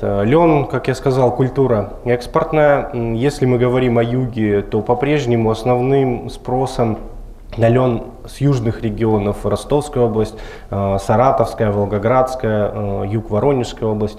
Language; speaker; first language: Russian; native; Russian